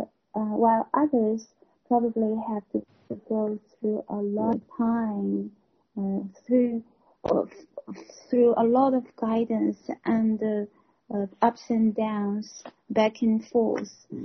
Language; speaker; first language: English; non-native, fluent; Chinese